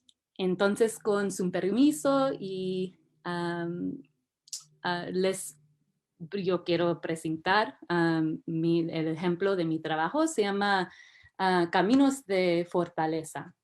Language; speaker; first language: Spanish; early bilingual, heritage; English